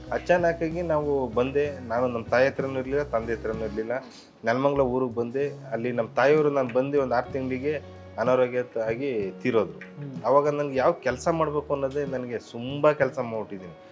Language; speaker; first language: Kannada; native; Kannada